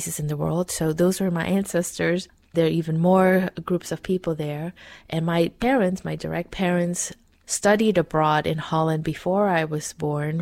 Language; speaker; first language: English; non-native, fluent; Dutch